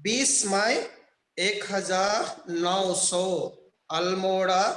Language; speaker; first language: Hindi; non-native, local second language; Telugu